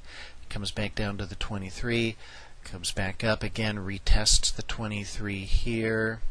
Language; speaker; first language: English; native; English